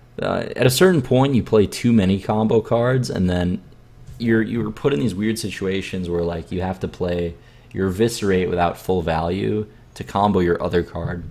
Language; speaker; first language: English; native; English